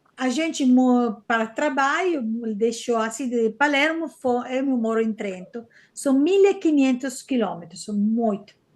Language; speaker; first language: Portuguese; non-native, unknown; Italian